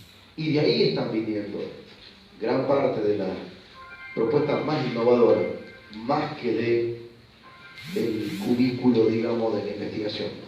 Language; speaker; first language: Spanish; native; Spanish